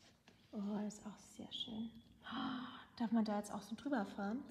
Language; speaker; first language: German; native; German